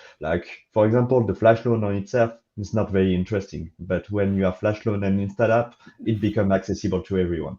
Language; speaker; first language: English; non-native, fluent; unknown